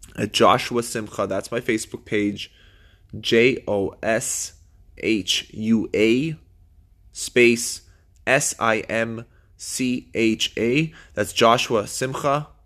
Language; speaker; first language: English; native; English